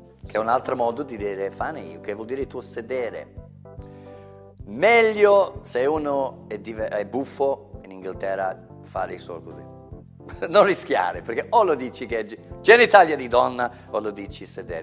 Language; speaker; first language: Italian; non-native, fluent; English